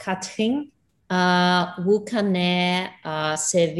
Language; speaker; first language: French; non-native, learner; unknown